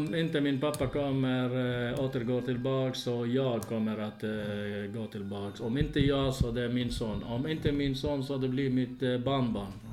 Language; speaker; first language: Swedish; non-native, fluent; Arabic